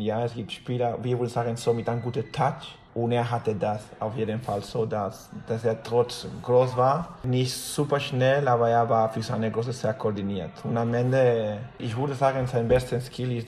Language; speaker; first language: German; non-native, fluent; Spanish